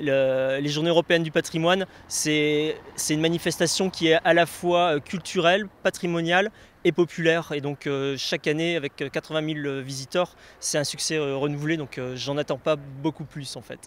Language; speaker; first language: French; native; French